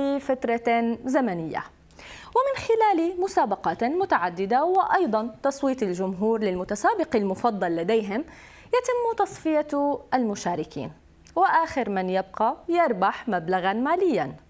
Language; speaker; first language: Arabic; native; Arabic